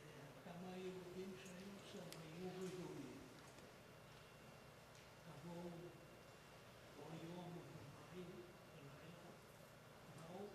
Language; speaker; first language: Hebrew; non-native, fluent; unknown